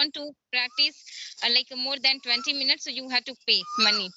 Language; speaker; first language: English; non-native, learner; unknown